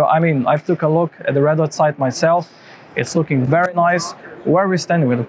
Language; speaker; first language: English; non-native, fluent; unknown